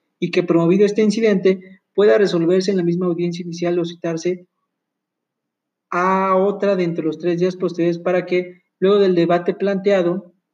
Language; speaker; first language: Spanish; native; Spanish